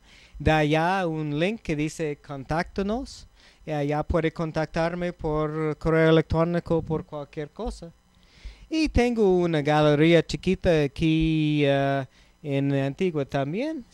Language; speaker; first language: Spanish; non-native, learner; English